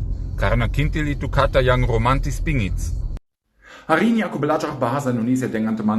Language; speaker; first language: Indonesian; non-native, fluent; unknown